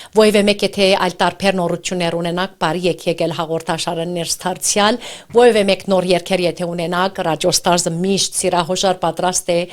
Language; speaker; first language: Armenian; early bilingual, heritage; Armenian